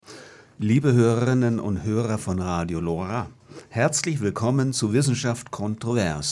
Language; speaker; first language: German; native; German